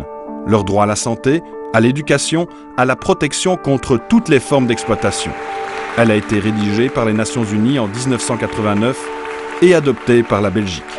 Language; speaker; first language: French; native; French